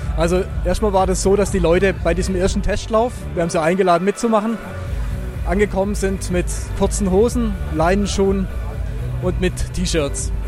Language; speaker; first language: German; native; German